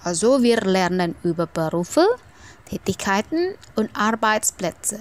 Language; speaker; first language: German; non-native, fluent; Indonesian